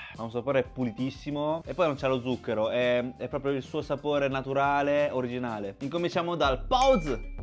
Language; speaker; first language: Italian; early bilingual, other home language; Chinese